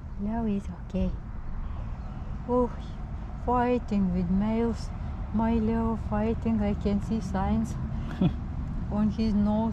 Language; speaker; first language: English; non-native, learner; Turkish